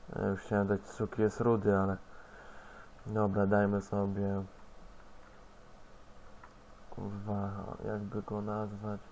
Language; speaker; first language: Polish; native; Polish